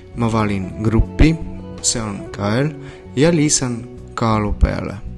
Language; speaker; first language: Estonian; non-native, learner; Belarusian